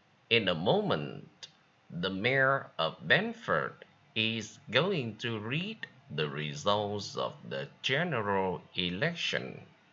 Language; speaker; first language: English; non-native, fluent; Vietnamese